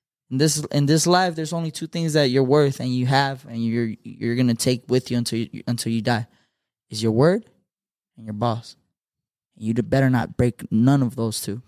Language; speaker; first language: English; early bilingual, other home language; Spanish